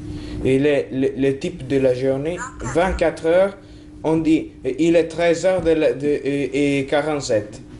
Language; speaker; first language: French; non-native, learner; Italian